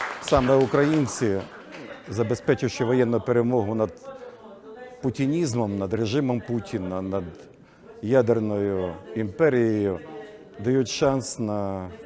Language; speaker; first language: Ukrainian; native; Ukrainian